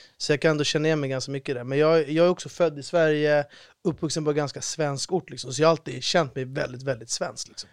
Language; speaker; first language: Swedish; early bilingual, other home language; Persian